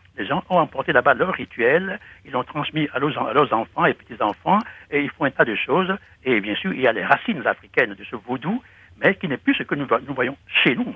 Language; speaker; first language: French; non-native, local second language; Fon